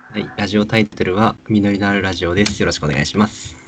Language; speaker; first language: Japanese; native; Japanese